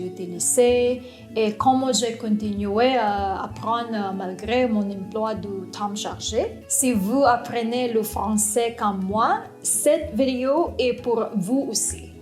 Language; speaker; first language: French; non-native, fluent; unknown